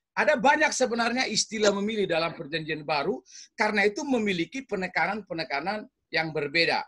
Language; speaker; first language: Indonesian; native; Indonesian